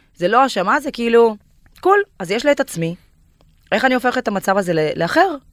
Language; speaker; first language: Hebrew; non-native, fluent; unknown